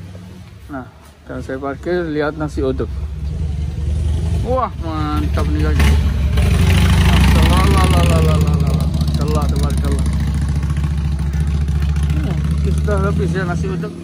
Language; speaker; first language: Indonesian; non-native, learner; Arabic